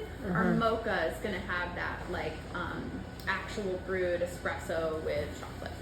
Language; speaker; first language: English; native; English